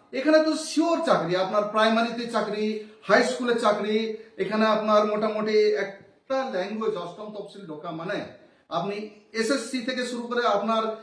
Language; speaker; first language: Bangla; non-native, local second language; Santali